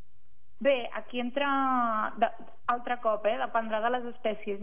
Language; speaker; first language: Catalan; native; Catalan